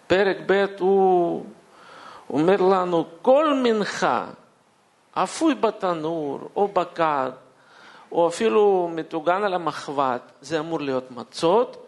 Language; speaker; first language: Hebrew; non-native, fluent; Russian